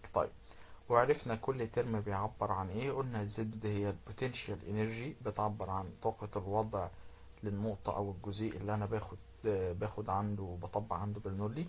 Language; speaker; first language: Arabic; native; Arabic